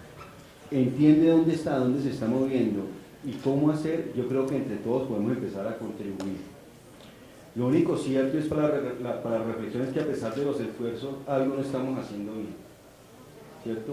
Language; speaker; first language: Spanish; native; Spanish